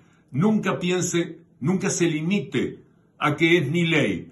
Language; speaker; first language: Spanish; native; Spanish